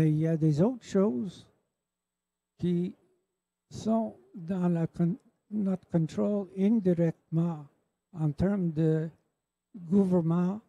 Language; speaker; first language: French; non-native, local second language; English